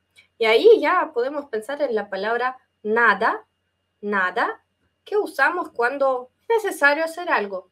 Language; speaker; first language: Spanish; non-native, fluent; Russian